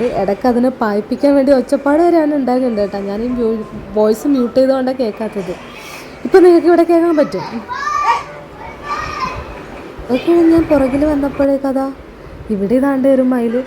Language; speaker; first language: Malayalam; native; Malayalam